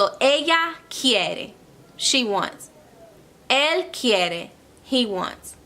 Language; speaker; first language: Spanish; non-native, fluent; English